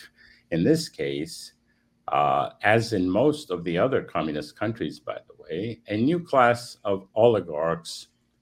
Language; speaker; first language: English; non-native, fluent; Romanian